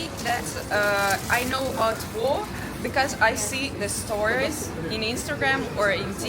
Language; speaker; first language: English; non-native, learner; Ukrainian